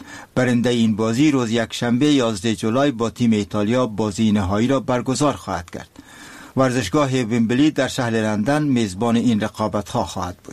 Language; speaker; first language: Persian; native; Persian